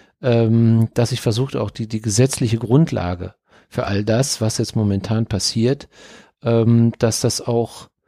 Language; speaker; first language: German; native; German